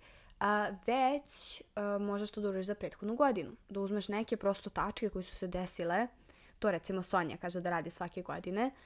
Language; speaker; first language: Serbian; native; Serbian